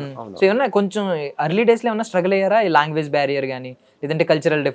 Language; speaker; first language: Telugu; native; Telugu